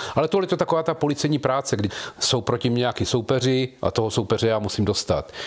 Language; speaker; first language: Czech; native; Czech